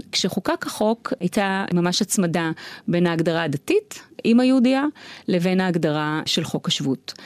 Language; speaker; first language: Hebrew; native; Hebrew